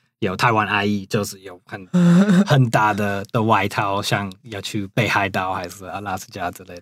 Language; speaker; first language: Chinese; non-native, fluent; English